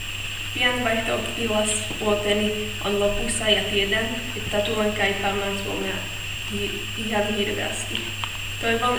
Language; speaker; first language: Finnish; non-native, fluent; Slovak